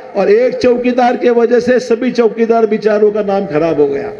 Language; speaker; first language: Hindi; non-native, local second language; Marathi